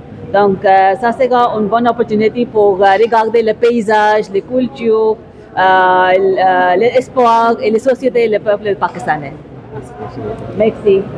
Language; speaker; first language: French; non-native, fluent; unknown